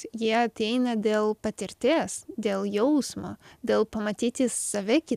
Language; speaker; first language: Lithuanian; non-native, learner; Ukrainian